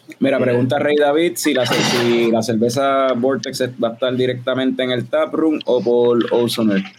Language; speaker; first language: Spanish; native; Spanish